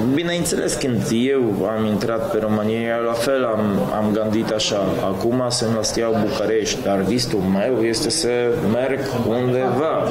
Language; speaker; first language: Romanian; non-native, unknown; Polish